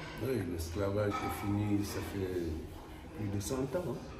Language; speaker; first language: French; non-native, local second language; Wolof